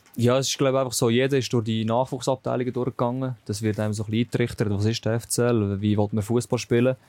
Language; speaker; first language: German; native; German